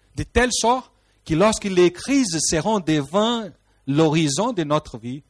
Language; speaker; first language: French; non-native, fluent; Portuguese